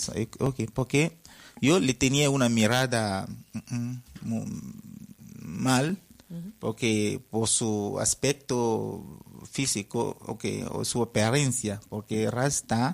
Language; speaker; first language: Spanish; non-native, fluent; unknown